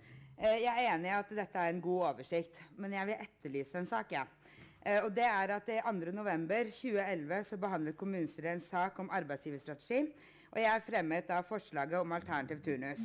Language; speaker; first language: Norwegian; native; Norwegian